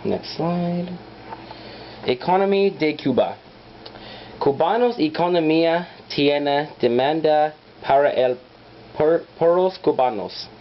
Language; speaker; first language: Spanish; non-native, learner; English